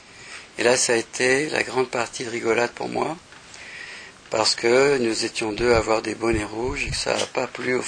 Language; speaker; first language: French; native; French